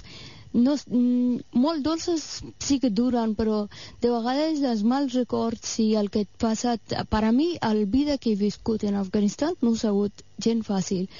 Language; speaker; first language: Catalan; non-native, fluent; Persian